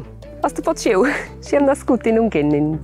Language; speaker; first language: Romanian; non-native, learner; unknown